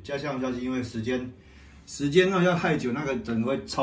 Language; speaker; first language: Chinese; native; Chinese